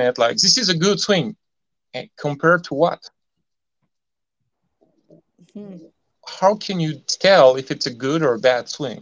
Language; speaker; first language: English; non-native, fluent; French